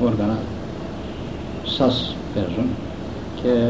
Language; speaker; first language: Greek; non-native, local second language; Turkish